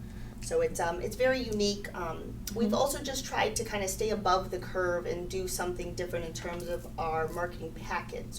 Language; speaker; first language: English; native; English